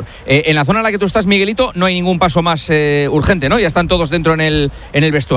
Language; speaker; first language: Spanish; native; Spanish